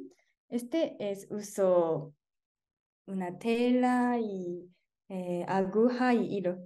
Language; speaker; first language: Spanish; non-native, learner; Japanese